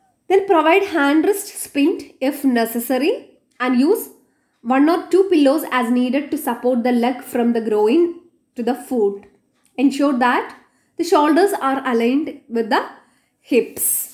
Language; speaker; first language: English; non-native, local second language; Malayalam